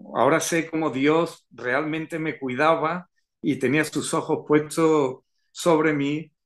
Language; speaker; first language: Spanish; native; Spanish